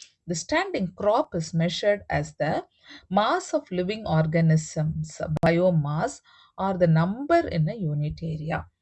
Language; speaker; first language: English; non-native, local second language; Tamil